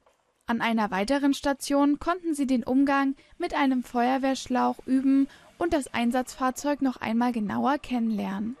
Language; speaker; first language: German; native; German